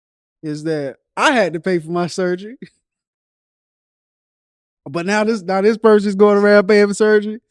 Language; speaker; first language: English; native; English